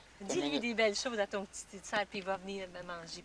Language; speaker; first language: French; native; French